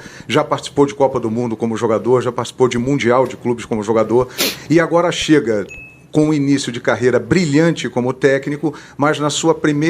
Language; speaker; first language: Portuguese; native; Portuguese